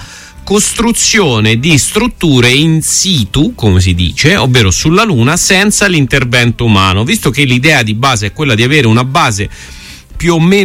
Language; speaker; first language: Italian; native; Italian